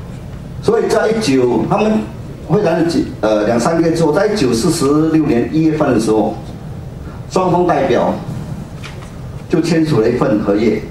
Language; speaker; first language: Chinese; native; Chinese